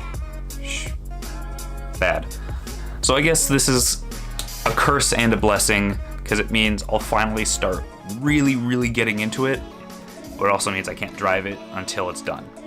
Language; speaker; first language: English; native; English